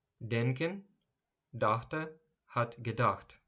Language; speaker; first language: German; non-native, learner; Ukrainian